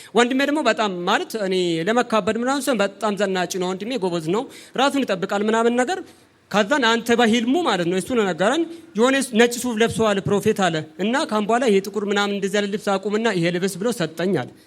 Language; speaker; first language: Amharic; non-native, local second language; Oromo